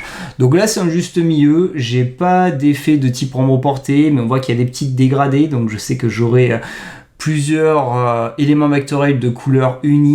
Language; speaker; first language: French; native; French